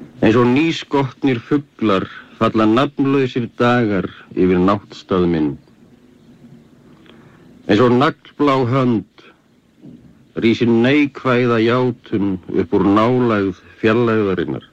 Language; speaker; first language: Icelandic; native; Icelandic